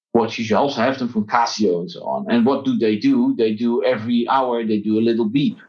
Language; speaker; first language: English; non-native, fluent; Dutch